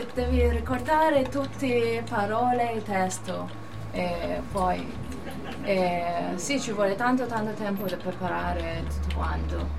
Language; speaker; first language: Italian; non-native, learner; Cantonese